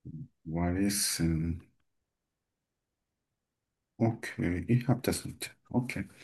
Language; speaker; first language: German; non-native, learner; Turkish